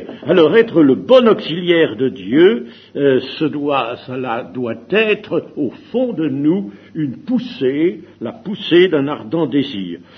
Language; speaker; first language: French; native; French